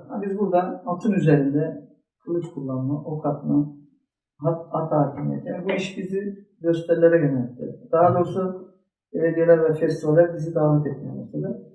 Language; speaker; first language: Turkish; native; Turkish